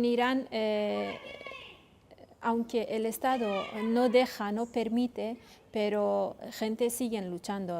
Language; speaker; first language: Spanish; non-native, fluent; Kurdish